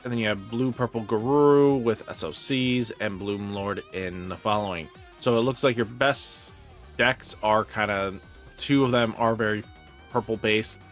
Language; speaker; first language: English; native; English